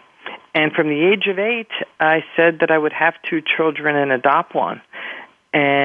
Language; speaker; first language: English; early bilingual, other home language; Spanish